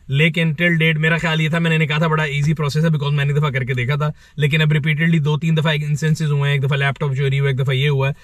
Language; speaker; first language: Urdu; non-native, local second language; Punjabi